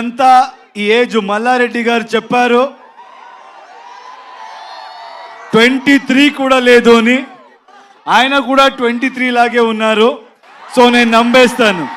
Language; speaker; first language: Telugu; non-native, local second language; Kannada